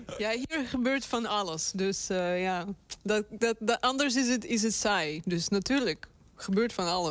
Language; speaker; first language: Dutch; non-native, fluent; Russian